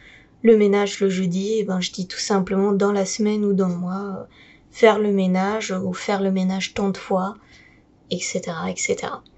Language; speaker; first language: French; native; French